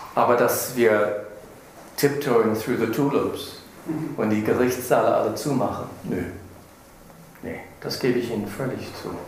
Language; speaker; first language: German; non-native, fluent; English